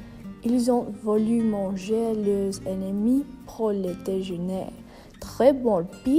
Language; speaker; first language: French; non-native, learner; English